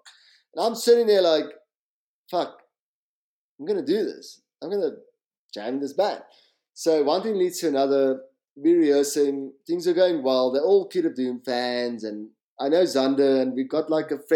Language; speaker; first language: English; native; English